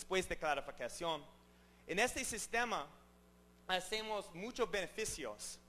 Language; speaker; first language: Spanish; non-native, learner; English